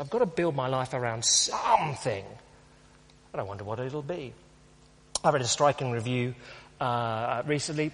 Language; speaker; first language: English; native; English